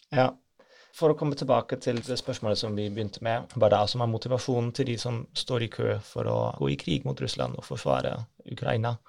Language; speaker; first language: Norwegian; non-native, fluent; German